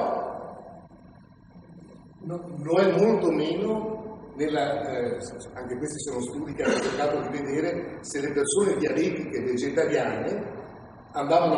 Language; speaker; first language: Italian; native; Italian